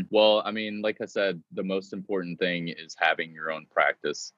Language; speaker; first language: English; native; English